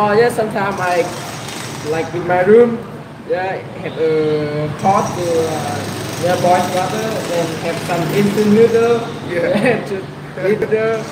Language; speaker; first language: English; non-native, learner; Vietnamese